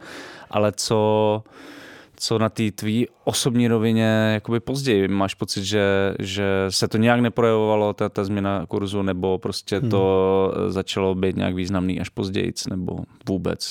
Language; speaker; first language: Czech; native; Czech